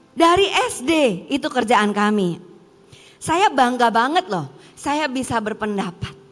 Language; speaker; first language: Indonesian; early bilingual, heritage; Indonesian